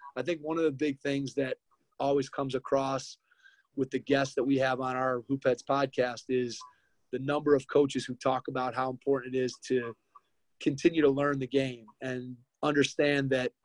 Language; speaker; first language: English; native; English